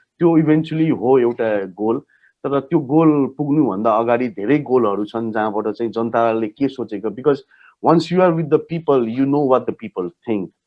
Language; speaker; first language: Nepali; non-native, local second language; Maithili